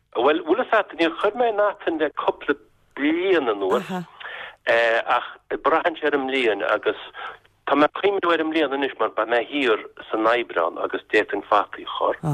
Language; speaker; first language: Irish; non-native, local second language; English